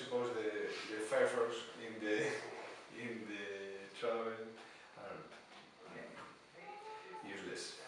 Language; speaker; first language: English; non-native, learner; Spanish